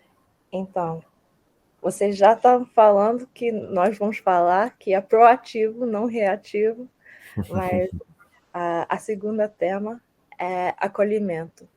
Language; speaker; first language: Portuguese; early bilingual, heritage; Portuguese